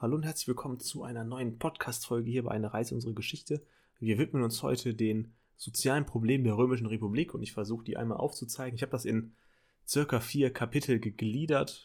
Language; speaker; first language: German; native; German